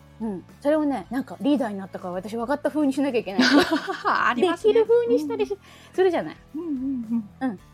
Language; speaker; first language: Japanese; native; Japanese